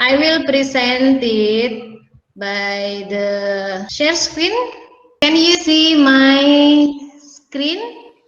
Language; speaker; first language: English; non-native, learner; Indonesian